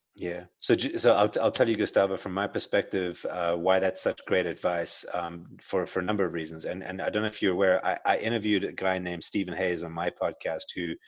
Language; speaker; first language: English; native; English